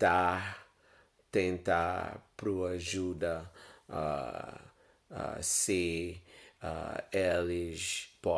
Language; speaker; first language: Portuguese; non-native, learner; English